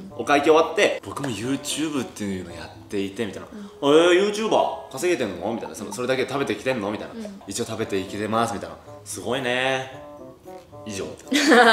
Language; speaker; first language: Japanese; native; Japanese